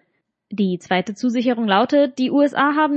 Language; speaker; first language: German; native; German